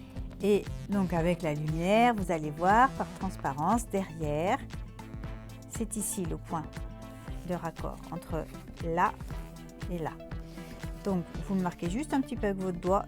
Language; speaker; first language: French; native; French